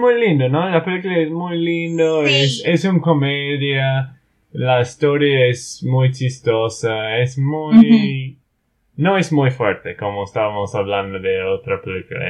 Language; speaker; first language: Spanish; non-native, learner; English